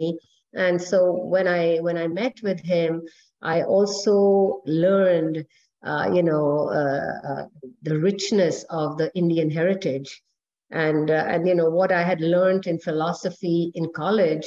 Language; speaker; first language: English; non-native, local second language; Hindi